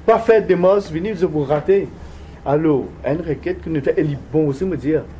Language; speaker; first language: French; non-native, local second language; Morisyen